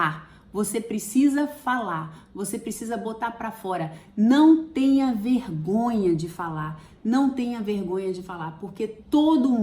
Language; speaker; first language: Portuguese; native; Portuguese